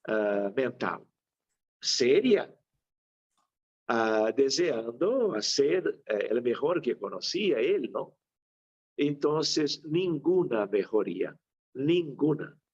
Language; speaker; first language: Spanish; non-native, fluent; Portuguese